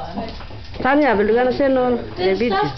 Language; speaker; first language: Danish; non-native, learner; Filipino